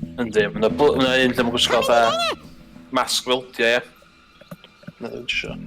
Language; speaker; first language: Welsh; native; Welsh